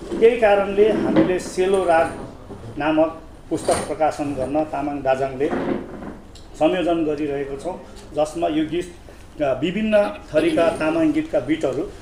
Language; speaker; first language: Nepali; non-native, local second language; Eastern Tamang